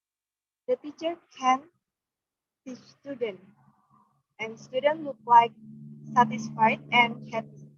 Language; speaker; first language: English; non-native, learner; Indonesian